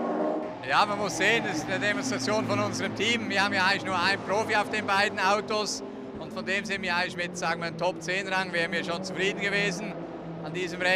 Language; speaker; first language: German; native; German